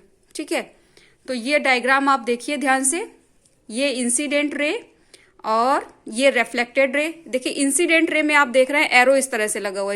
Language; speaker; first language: Hindi; native; Hindi